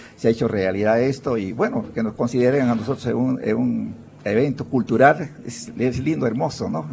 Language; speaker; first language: Spanish; native; Spanish